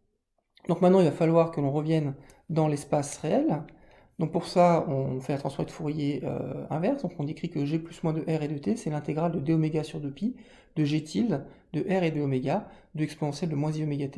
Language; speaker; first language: French; native; French